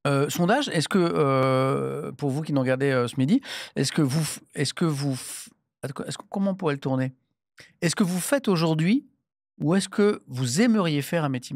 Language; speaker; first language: French; native; French